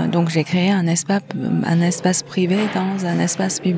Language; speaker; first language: French; non-native, fluent; Chinese